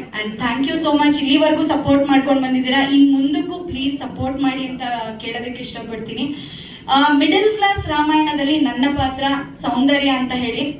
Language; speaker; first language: Kannada; native; Kannada